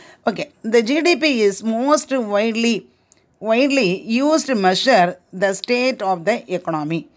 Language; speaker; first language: English; non-native, local second language; Tamil